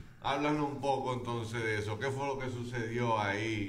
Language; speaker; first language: Spanish; early bilingual, heritage; Spanish